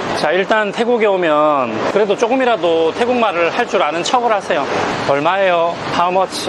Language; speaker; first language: Korean; native; Korean